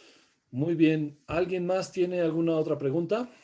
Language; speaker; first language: Spanish; native; Spanish